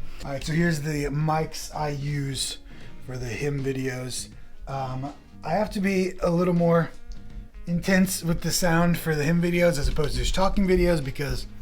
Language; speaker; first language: English; native; English